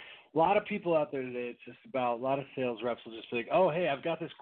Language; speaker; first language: English; native; English